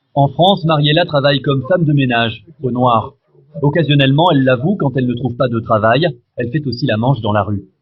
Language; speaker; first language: French; native; French